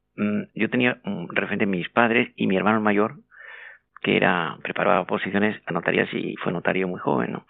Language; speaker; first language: Spanish; native; Spanish